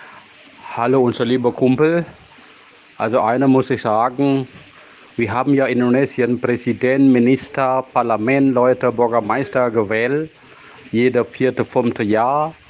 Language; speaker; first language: German; non-native, fluent; Indonesian